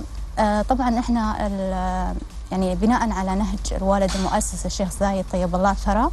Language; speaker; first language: Arabic; native; Arabic